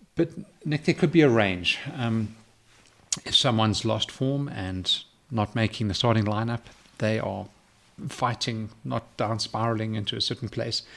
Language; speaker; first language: English; native; English